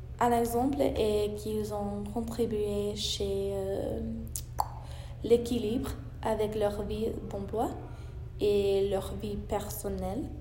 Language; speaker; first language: French; non-native, learner; English